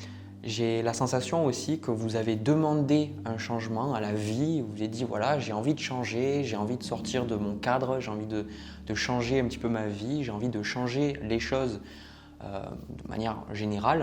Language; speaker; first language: French; native; French